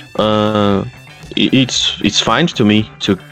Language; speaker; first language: English; non-native, fluent; Portuguese